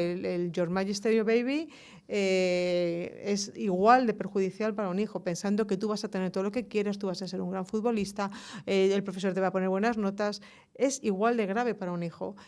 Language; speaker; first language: Spanish; native; Spanish